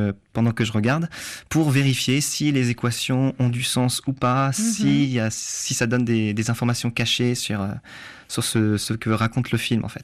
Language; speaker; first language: French; native; French